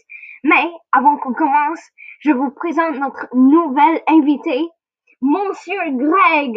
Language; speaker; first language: French; non-native, learner; English